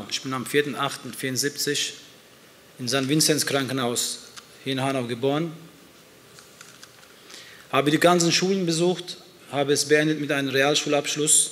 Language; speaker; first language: German; early bilingual, other home language; Turkish